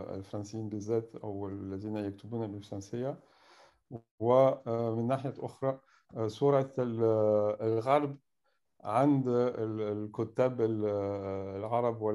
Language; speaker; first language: Arabic; non-native, fluent; French